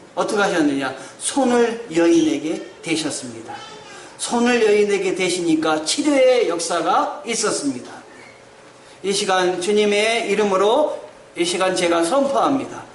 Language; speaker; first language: Korean; native; Korean